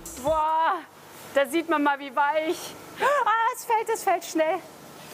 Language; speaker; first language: German; native; German